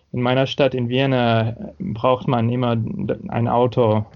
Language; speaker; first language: German; non-native, fluent; English